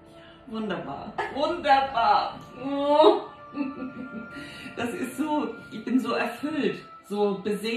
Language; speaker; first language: German; native; German